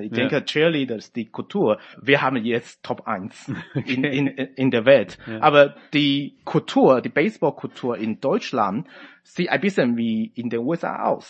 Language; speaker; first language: German; non-native, fluent; Chinese